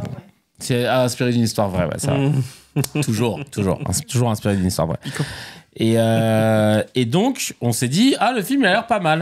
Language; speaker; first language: French; native; French